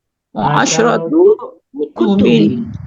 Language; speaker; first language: Arabic; non-native, learner; Indonesian